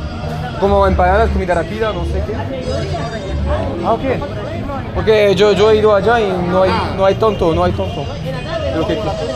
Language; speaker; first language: Spanish; non-native, learner; French